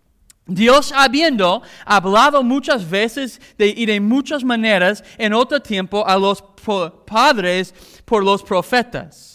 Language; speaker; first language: Spanish; non-native, fluent; English